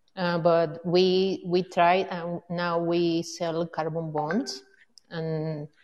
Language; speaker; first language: English; non-native, learner; Spanish